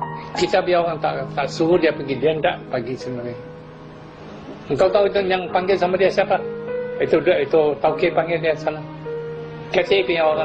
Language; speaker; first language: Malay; non-native, local second language; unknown